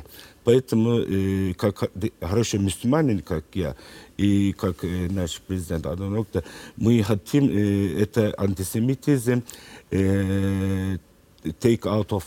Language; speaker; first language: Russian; non-native, learner; Turkish